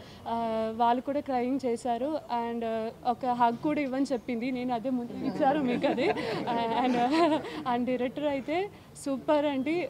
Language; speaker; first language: Telugu; non-native, learner; Malayalam